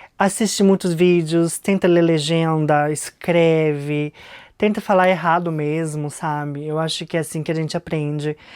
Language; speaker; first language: Portuguese; early bilingual, heritage; Portuguese